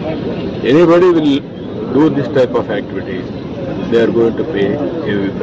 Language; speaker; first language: English; non-native, local second language; Telugu